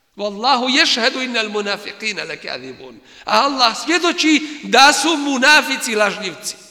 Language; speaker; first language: Bosnian; native; Bosnian